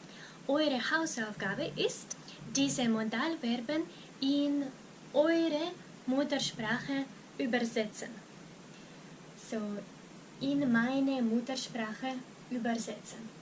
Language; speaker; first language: German; non-native, fluent; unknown